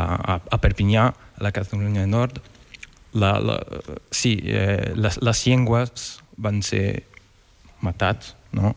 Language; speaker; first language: Catalan; non-native, fluent; French